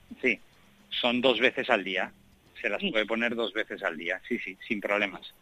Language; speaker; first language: Spanish; native; Spanish